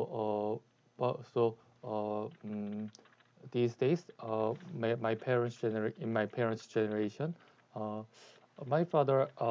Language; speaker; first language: English; non-native, learner; Korean